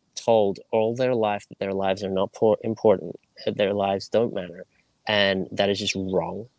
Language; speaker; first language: English; native; English